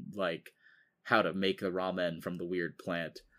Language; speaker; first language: English; native; English